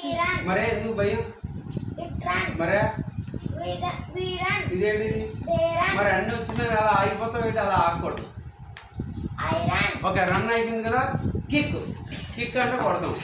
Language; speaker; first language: Telugu; native; Telugu